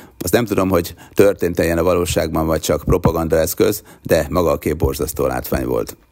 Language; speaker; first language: Hungarian; native; Hungarian